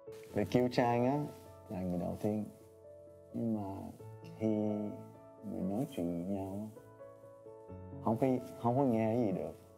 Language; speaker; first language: Vietnamese; early bilingual, heritage; French